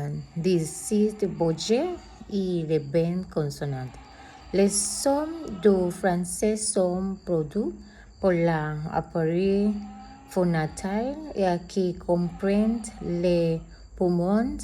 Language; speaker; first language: French; non-native, learner; Spanish